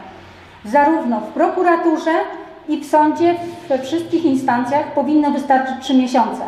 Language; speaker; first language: Polish; native; Polish